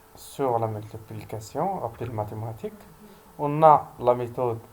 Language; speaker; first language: French; non-native, local second language; Arabic